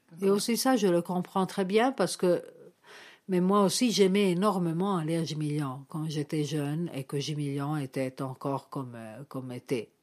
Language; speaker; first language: French; non-native, fluent; Italian